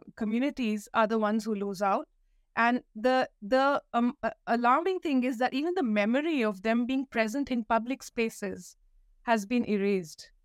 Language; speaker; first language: English; non-native, local second language; Hindi